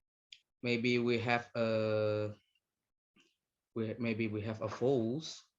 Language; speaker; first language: English; non-native, learner; Indonesian